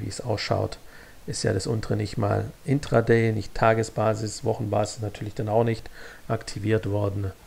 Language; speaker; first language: German; native; German